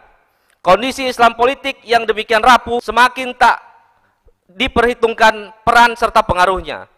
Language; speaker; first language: Indonesian; native; Indonesian